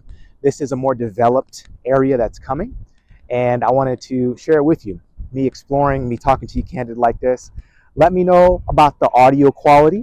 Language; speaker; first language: English; native; English